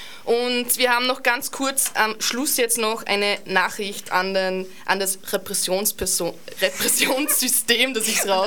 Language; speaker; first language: German; native; German